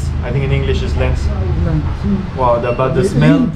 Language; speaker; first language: English; non-native, fluent; Spanish